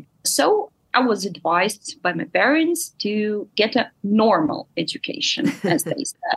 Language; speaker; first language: English; non-native, fluent; Ukrainian